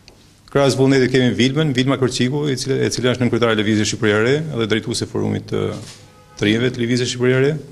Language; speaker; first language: Albanian; native; Albanian